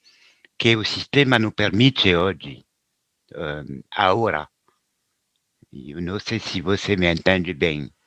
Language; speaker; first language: Spanish; non-native, learner; Portuguese